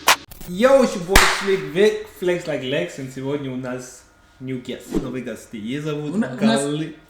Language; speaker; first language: Russian; non-native, fluent; English